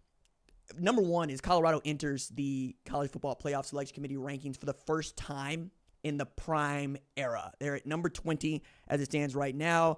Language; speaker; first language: English; native; English